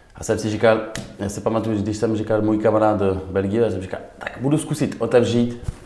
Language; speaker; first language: Czech; non-native, learner; French